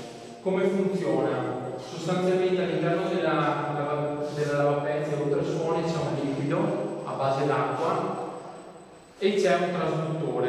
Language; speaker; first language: Italian; native; Italian